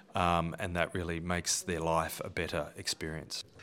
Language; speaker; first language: English; native; English